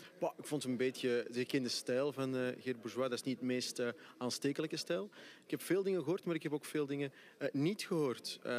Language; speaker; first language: Dutch; native; Dutch